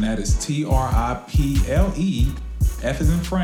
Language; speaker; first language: English; native; English